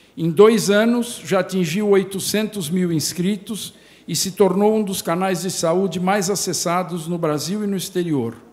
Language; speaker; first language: Portuguese; native; Portuguese